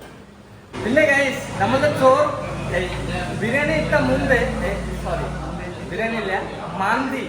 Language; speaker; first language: Malayalam; non-native, learner; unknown